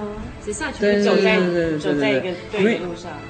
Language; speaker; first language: Chinese; native; Chinese